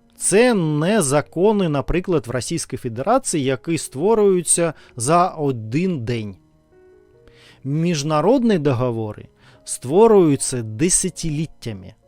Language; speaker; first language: Ukrainian; non-native, learner; Russian